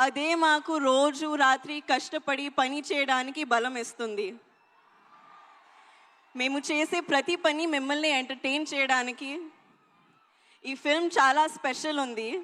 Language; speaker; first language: Telugu; non-native, local second language; Hindi